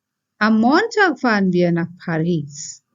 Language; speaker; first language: German; non-native, fluent; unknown